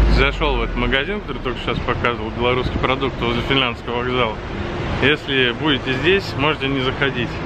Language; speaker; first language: Russian; native; Russian